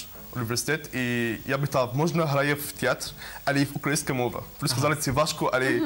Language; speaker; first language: Ukrainian; non-native, learner; Arabic